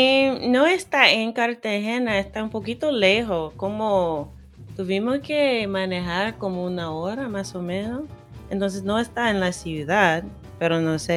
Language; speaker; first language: Spanish; non-native, fluent; English